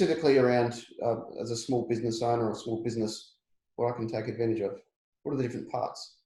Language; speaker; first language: English; native; English